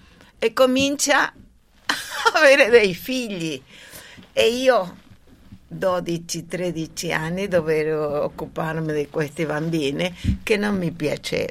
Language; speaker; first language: Italian; non-native, fluent; Spanish